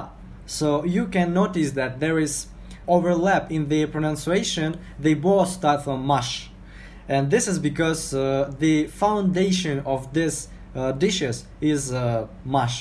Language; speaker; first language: English; non-native, fluent; Uzbek